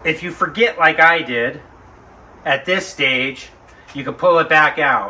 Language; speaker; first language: English; native; English